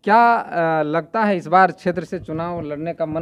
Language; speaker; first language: Hindi; native; Hindi